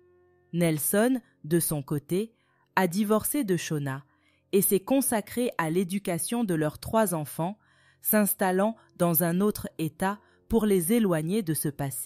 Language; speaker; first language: French; native; French